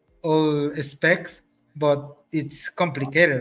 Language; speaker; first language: English; non-native, learner; Spanish